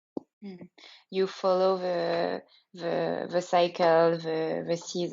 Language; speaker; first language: English; non-native, learner; French